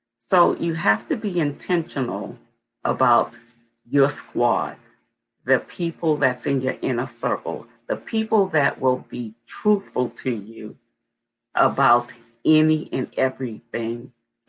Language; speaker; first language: English; native; English